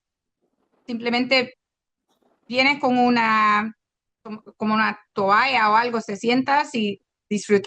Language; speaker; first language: Spanish; non-native, local second language; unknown